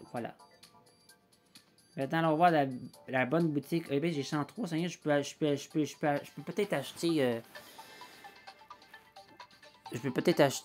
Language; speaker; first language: French; native; French